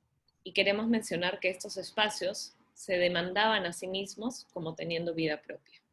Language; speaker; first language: Spanish; native; Spanish